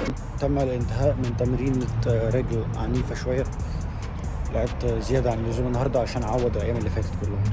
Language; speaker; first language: Arabic; native; Arabic